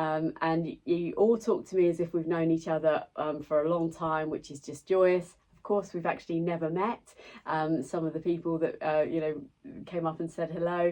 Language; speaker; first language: English; native; English